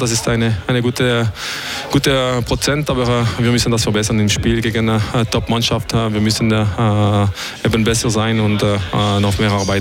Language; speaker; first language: German; non-native, learner; French